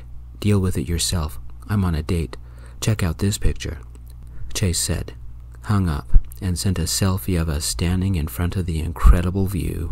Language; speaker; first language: English; native; English